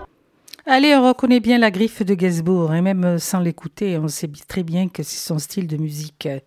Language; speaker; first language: French; native; French